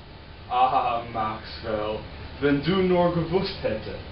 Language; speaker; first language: German; non-native, learner; English